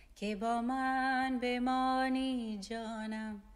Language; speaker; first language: Persian; non-native, local second language; Pashto